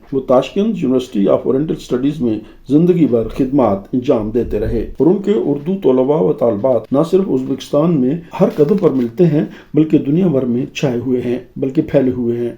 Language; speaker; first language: Urdu; native; Urdu